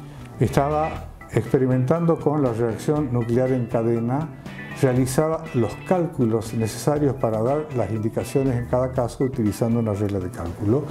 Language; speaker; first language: Spanish; native; Spanish